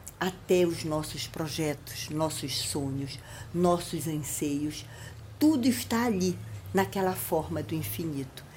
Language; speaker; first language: Portuguese; native; Portuguese